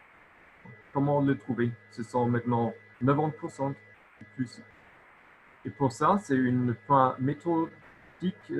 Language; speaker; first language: French; non-native, local second language; German